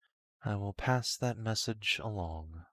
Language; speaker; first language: English; native; English